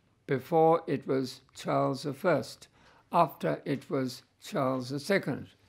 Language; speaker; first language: English; native; English